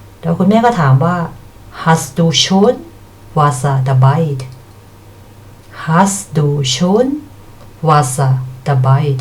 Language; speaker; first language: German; non-native, fluent; Thai